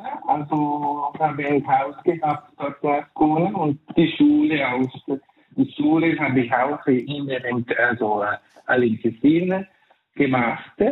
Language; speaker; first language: German; early bilingual, heritage; Italian